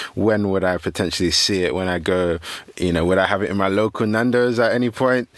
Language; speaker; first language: English; native; English